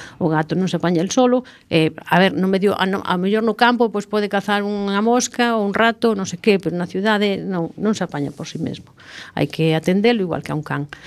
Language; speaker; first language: Galician; non-native, local second language; Spanish